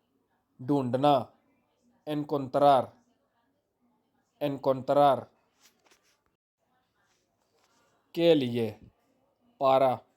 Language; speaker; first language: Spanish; non-native, fluent; Urdu